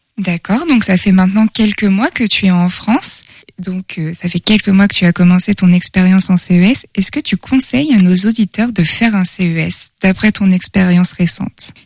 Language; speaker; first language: French; native; French